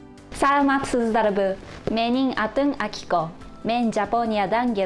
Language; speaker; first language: Kyrgyz; non-native, learner; Japanese